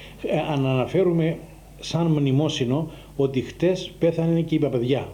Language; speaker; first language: Greek; native; Greek